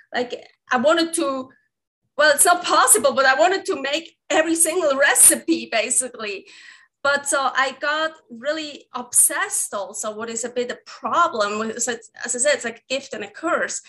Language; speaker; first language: English; non-native, fluent; Swiss German